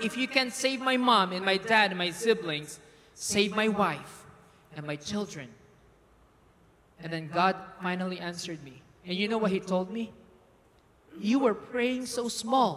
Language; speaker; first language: English; non-native, local second language; Filipino